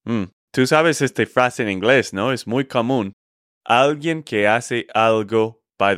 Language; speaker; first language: Spanish; non-native, fluent; English